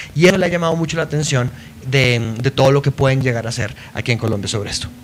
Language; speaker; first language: Spanish; native; Spanish